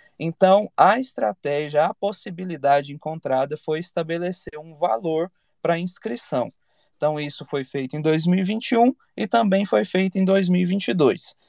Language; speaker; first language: Portuguese; native; Portuguese